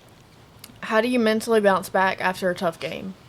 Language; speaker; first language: English; native; English